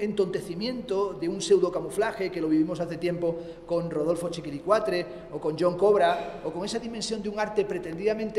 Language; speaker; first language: Spanish; native; Spanish